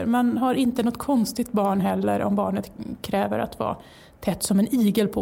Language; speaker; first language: Swedish; native; Swedish